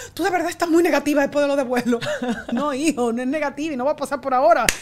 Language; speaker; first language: Spanish; native; Spanish